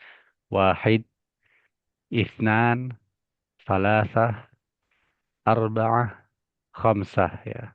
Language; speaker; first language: Arabic; non-native, fluent; Indonesian